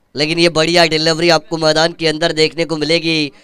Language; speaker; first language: Hindi; non-native, local second language; Marathi